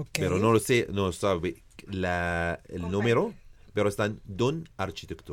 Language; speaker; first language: Spanish; non-native, learner; Arabic